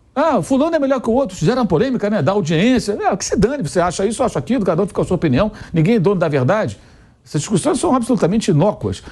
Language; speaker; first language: Portuguese; native; Portuguese